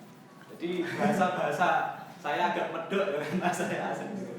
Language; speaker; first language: Indonesian; non-native, local second language; Javanese